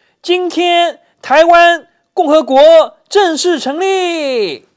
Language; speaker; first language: Chinese; native; Chinese